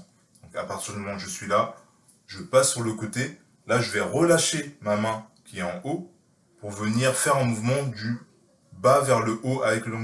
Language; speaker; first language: French; native; French